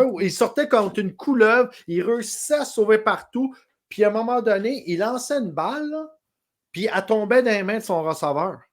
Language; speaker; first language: French; native; French